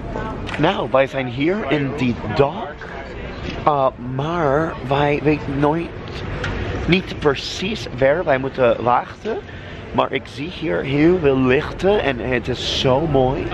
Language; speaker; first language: Dutch; non-native, learner; English